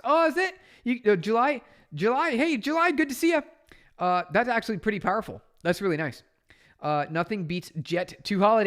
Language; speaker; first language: English; native; English